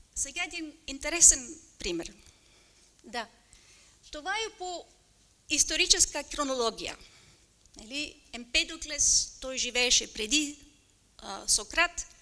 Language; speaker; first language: Bulgarian; non-native, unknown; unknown